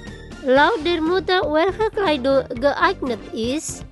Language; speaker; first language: German; non-native, fluent; Indonesian